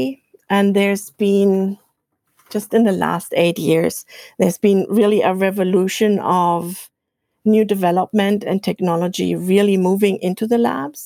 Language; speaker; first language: English; non-native, fluent; German